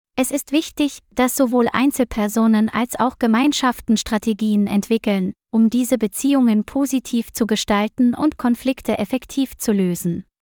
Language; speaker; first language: German; non-native, learner; Vietnamese